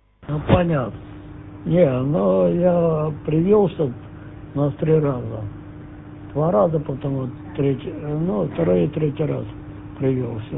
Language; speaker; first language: Russian; native; Russian